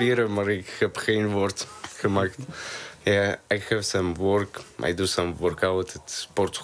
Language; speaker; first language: Dutch; non-native, learner; Ukrainian